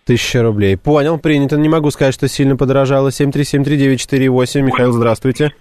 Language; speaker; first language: Russian; native; Russian